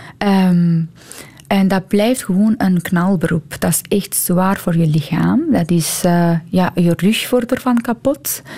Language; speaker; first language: Dutch; non-native, fluent; Persian